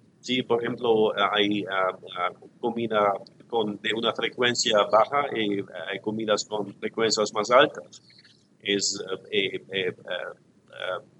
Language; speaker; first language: Spanish; non-native, learner; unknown